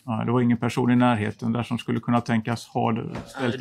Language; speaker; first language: Swedish; native; Swedish